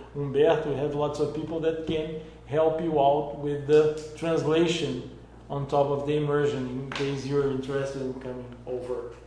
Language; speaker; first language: English; non-native, fluent; Portuguese